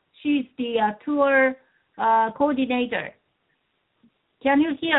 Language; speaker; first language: English; non-native, fluent; Japanese